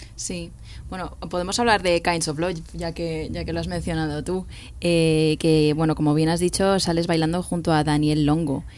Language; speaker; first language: Spanish; native; Spanish